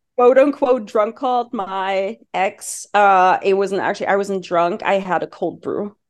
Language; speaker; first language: English; non-native, fluent; German